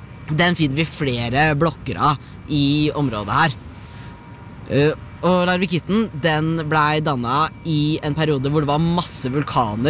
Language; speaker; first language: Norwegian; native; Norwegian